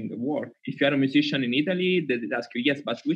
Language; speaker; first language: English; non-native, learner; Italian